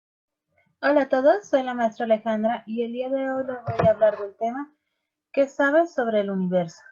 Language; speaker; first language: Spanish; native; Spanish